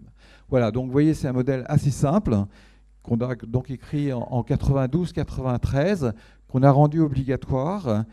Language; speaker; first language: French; native; French